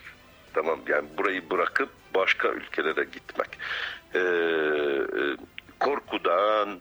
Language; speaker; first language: Turkish; non-native, fluent; Arabic